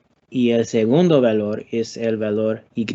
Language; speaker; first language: Spanish; non-native, learner; English